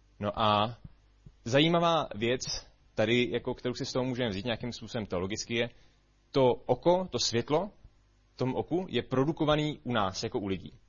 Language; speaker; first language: Czech; native; Czech